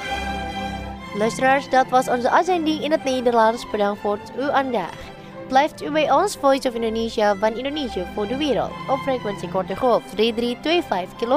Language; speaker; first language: Dutch; non-native, fluent; Indonesian